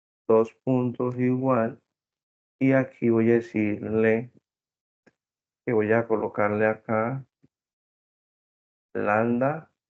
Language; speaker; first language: Spanish; native; Spanish